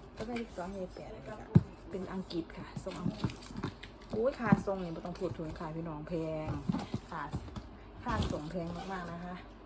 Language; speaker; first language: Thai; native; Thai